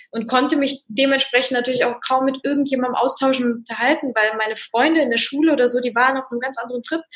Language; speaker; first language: German; early bilingual, other home language; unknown